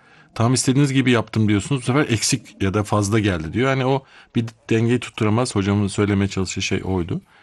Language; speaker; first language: Turkish; native; Turkish